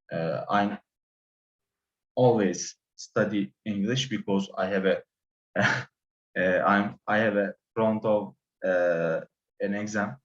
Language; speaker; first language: English; non-native, learner; Turkish